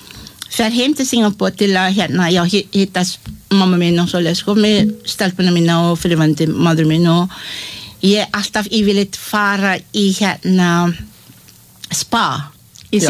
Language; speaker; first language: Icelandic; non-native, learner; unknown